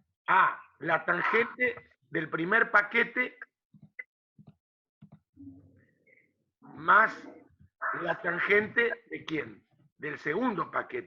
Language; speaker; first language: Spanish; native; Spanish